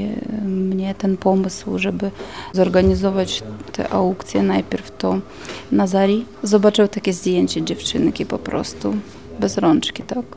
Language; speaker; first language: Polish; non-native, fluent; Ukrainian